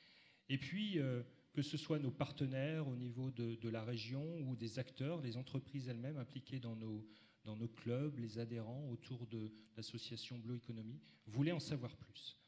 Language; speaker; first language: French; native; French